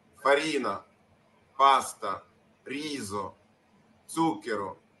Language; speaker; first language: Italian; non-native, learner; Ukrainian